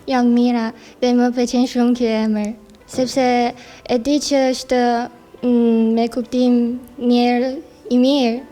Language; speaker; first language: Albanian; non-native, learner; Chinese